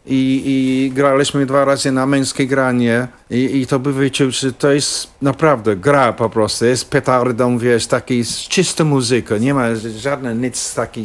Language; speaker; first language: Polish; non-native, fluent; English